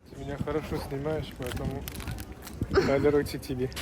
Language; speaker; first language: Russian; non-native, fluent; French